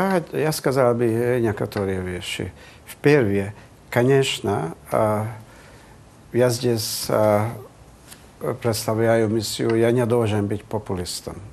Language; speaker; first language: Russian; non-native, fluent; Hungarian